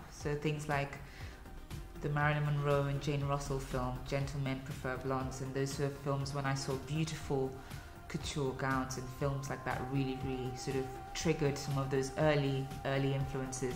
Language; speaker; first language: English; early bilingual, other home language; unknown